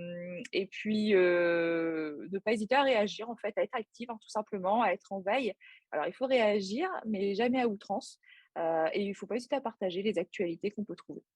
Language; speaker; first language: French; native; French